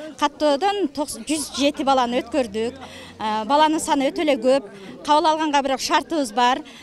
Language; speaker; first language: Kyrgyz; native; Kyrgyz